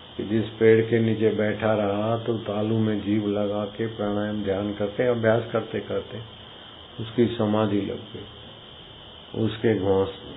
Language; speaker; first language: Hindi; native; Hindi